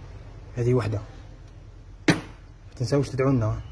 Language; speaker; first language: Arabic; native; Arabic